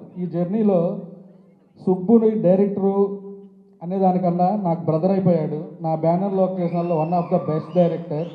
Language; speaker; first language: Telugu; native; Telugu